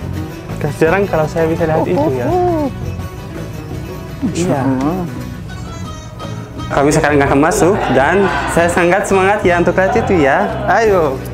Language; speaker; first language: Indonesian; non-native, learner; Arabic